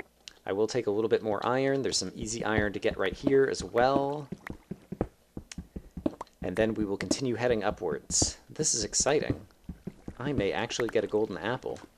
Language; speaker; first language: English; native; English